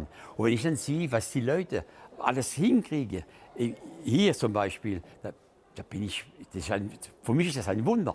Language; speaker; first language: German; non-native, fluent; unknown